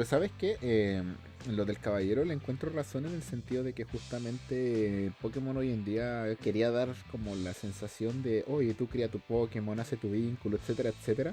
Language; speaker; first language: Spanish; native; Spanish